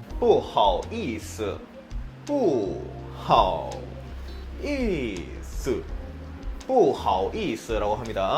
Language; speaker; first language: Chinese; non-native, learner; Korean